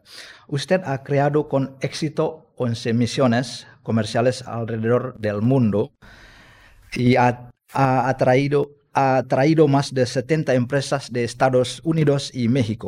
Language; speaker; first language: Spanish; non-native, fluent; Indonesian